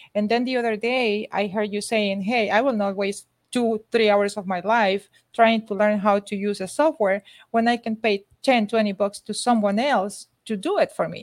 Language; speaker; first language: English; non-native, fluent; Spanish